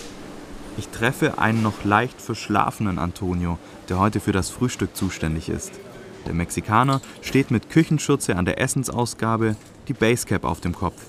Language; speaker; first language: German; native; German